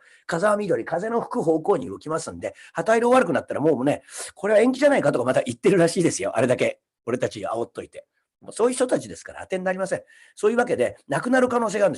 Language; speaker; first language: Japanese; native; Japanese